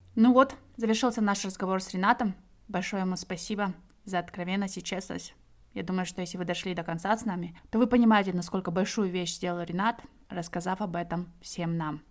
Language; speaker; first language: Russian; native; Russian